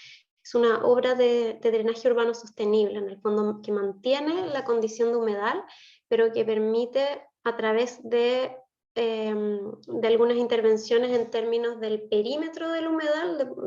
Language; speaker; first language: Spanish; native; Spanish